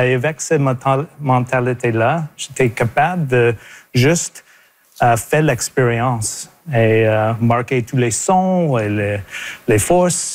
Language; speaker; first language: French; non-native, local second language; English